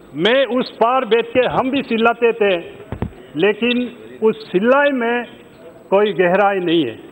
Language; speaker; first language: Hindi; non-native, local second language; Adi